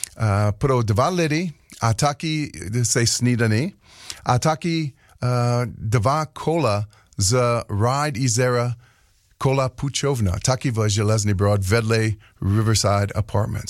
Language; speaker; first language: Czech; non-native, learner; English